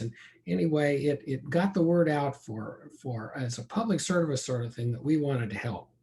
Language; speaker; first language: English; native; English